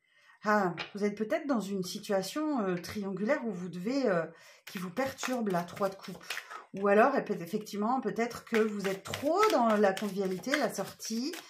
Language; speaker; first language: French; native; French